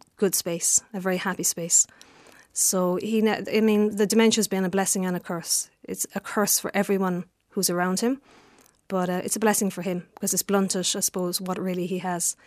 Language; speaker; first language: English; native; English